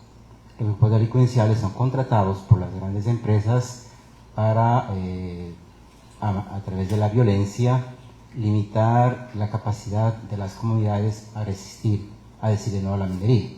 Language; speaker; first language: Spanish; native; Spanish